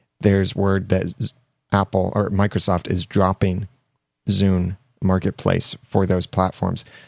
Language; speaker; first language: English; native; English